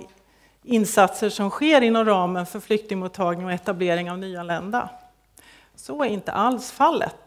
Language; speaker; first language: Swedish; native; Swedish